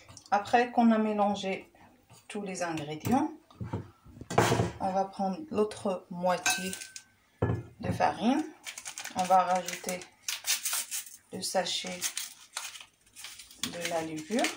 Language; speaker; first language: French; non-native, local second language; Arabic